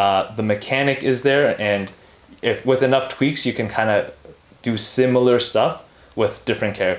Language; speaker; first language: English; native; English